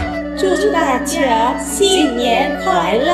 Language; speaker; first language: Chinese; non-native, fluent; Indonesian